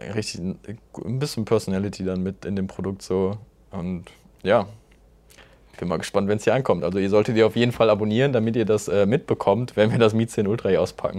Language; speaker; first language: German; native; German